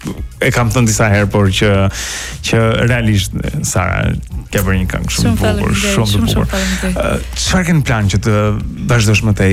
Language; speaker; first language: Albanian; native; Albanian